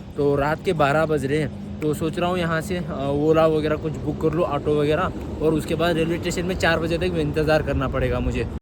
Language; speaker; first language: Hindi; non-native, local second language; Kannada